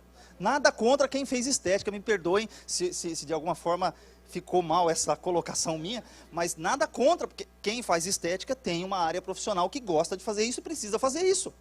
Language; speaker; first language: Portuguese; native; Portuguese